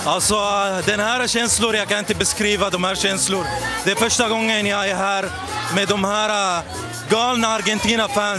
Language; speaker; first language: Swedish; non-native, local second language; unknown